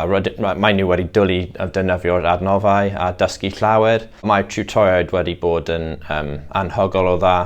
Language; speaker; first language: Welsh; non-native, local second language; English